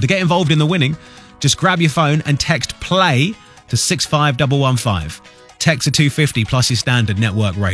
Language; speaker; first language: English; native; English